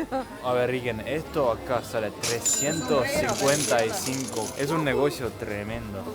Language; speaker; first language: Spanish; non-native, fluent; Estonian